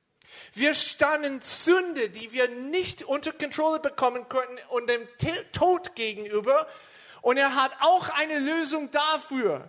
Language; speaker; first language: German; non-native, fluent; English